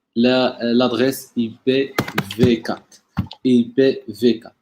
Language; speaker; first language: French; non-native, local second language; Arabic